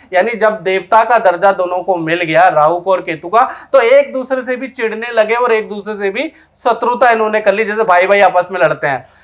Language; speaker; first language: Hindi; native; Hindi